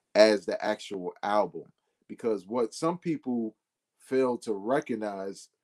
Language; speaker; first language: English; native; English